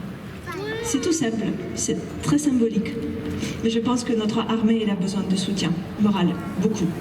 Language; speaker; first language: French; non-native, fluent; Ukrainian